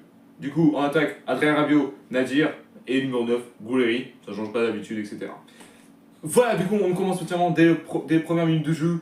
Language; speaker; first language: French; native; French